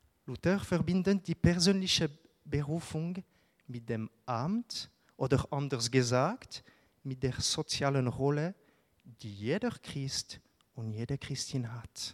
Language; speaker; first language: German; non-native, local second language; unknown